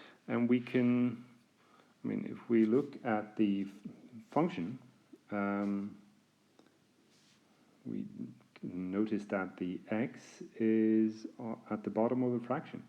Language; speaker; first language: English; non-native, fluent; Norwegian